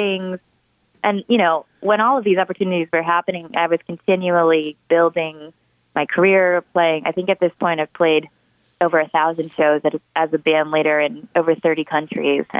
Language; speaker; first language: English; native; English